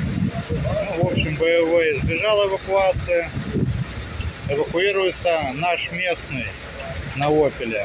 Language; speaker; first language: Russian; native; Russian